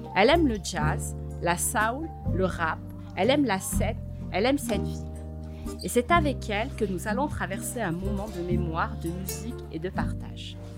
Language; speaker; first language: French; native; French